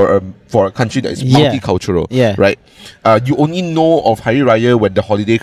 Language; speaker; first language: English; non-native, local second language; Cantonese